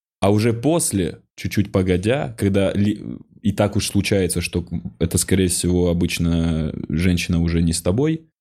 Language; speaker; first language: Russian; non-native, local second language; Ossetic